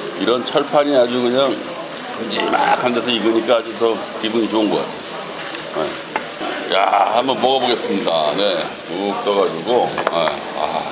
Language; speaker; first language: Korean; native; Korean